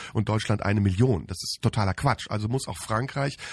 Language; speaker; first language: German; early bilingual, other home language; Turkish